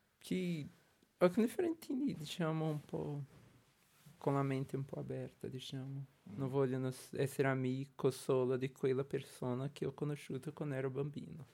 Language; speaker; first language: Italian; non-native, learner; Portuguese